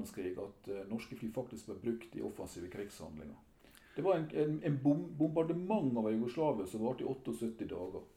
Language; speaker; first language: Norwegian; native; Norwegian